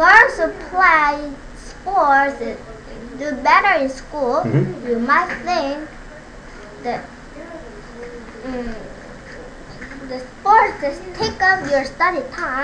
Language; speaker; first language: English; non-native, learner; Korean